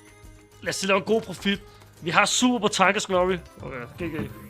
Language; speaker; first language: Danish; native; Danish